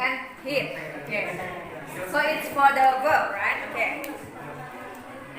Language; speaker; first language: English; non-native, learner; Indonesian